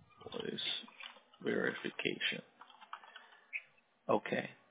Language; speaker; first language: English; early bilingual, other home language; Spanish